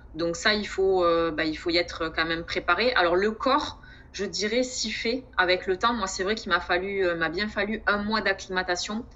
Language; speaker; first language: French; native; French